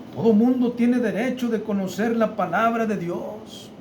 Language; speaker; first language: Spanish; native; Spanish